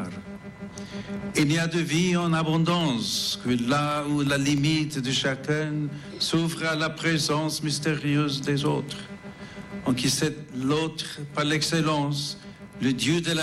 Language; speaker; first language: French; non-native, fluent; English